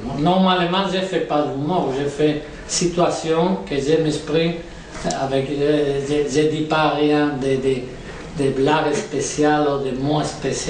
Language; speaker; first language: French; non-native, learner; Spanish